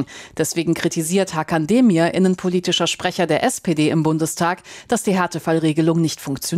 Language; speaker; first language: German; native; German